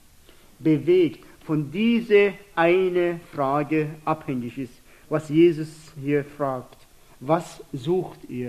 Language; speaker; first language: German; non-native, fluent; Persian